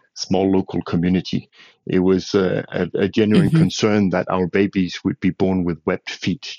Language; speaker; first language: English; non-native, fluent; Danish